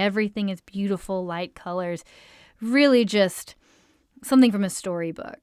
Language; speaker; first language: English; native; English